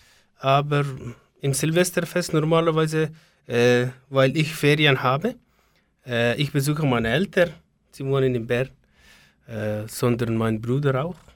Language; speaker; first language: German; non-native, learner; Persian